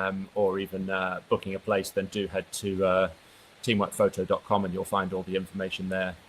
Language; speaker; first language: English; native; English